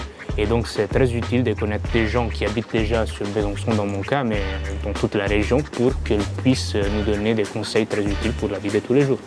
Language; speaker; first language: French; non-native, fluent; Italian